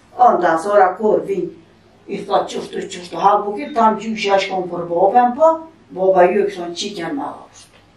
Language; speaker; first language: Albanian; early bilingual, heritage; Albanian